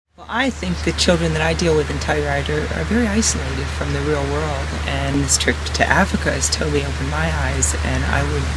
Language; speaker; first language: English; native; English